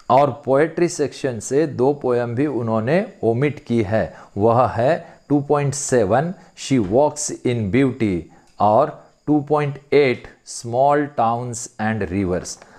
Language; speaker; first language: Hindi; non-native, local second language; Marathi